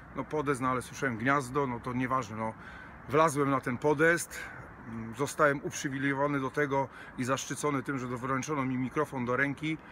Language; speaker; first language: Polish; native; Polish